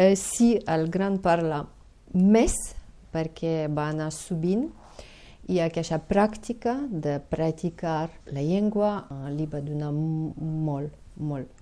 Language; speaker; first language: Catalan; non-native, fluent; Ukrainian